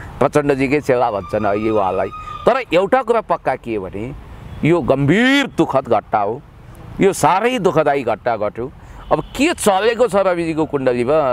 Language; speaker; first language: Nepali; native; Nepali